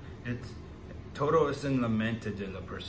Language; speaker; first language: Spanish; non-native, learner; English